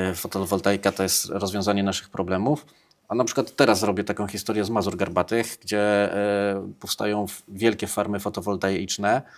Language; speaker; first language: Polish; native; Polish